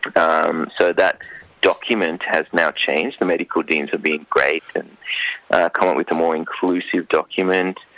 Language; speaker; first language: English; non-native, local second language; Sinhala